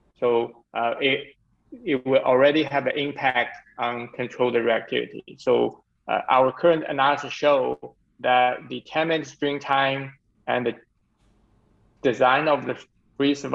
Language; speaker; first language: English; non-native, fluent; Chinese